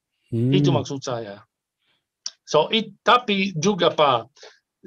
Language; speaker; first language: Indonesian; non-native, fluent; Arabic